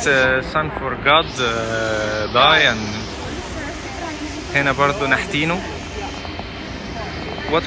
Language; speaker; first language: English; non-native, learner; Arabic